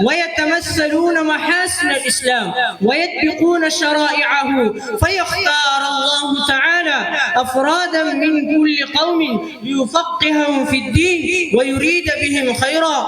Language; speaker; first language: Arabic; non-native, learner; Urdu